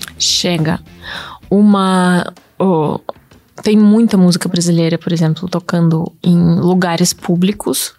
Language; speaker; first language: Portuguese; non-native, fluent; Russian